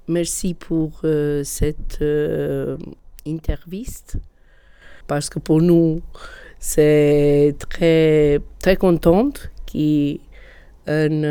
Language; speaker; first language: French; non-native, learner; Albanian